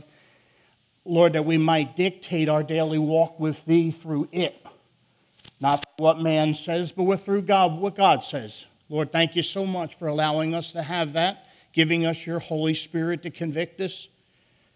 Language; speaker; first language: English; native; English